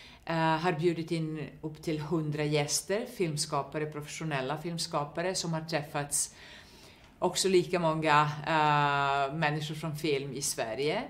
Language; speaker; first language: Swedish; non-native, fluent; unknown